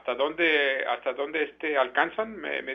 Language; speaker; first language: Spanish; early bilingual, heritage; Spanish